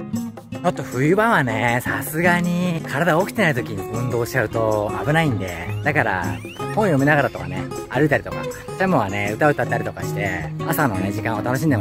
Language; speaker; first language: Japanese; native; Japanese